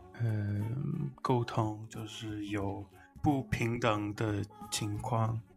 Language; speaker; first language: Chinese; non-native, learner; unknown